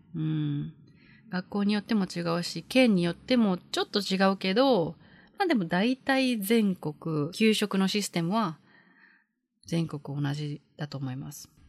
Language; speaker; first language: Japanese; native; Japanese